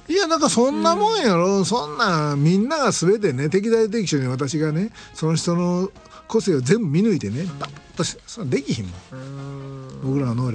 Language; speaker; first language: Japanese; native; Japanese